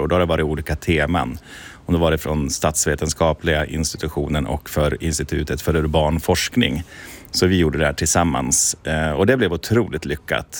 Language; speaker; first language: Swedish; native; Swedish